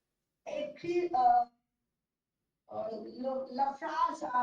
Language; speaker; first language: French; non-native, learner; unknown